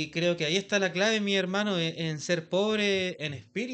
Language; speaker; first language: Spanish; native; Spanish